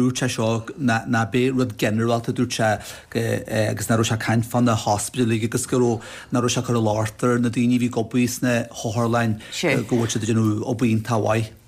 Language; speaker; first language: Irish; native; Irish